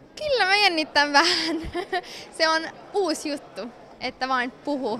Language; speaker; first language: Finnish; non-native, local second language; Swedish